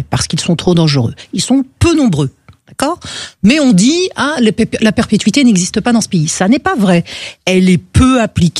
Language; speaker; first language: French; native; French